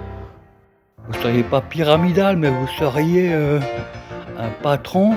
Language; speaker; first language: French; native; French